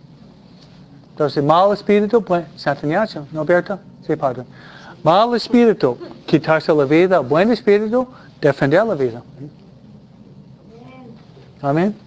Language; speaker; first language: Spanish; non-native, fluent; English